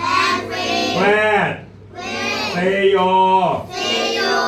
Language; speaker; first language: English; non-native, learner; Thai